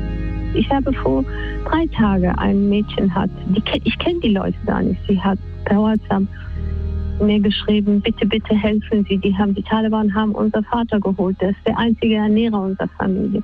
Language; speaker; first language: German; non-native, fluent; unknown